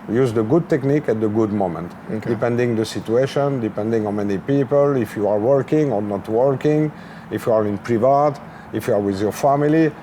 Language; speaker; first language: English; non-native, learner; French